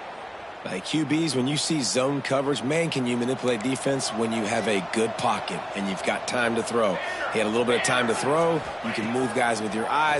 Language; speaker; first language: English; native; English